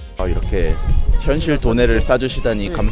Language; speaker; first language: Korean; native; Korean